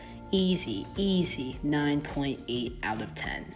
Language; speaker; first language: English; native; English